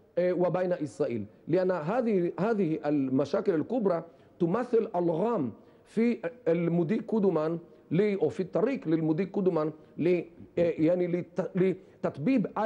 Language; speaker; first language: Arabic; non-native, fluent; Hebrew